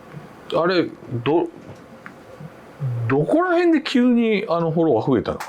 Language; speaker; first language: Japanese; native; Japanese